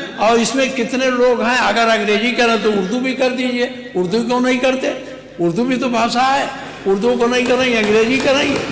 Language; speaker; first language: Hindi; native; Hindi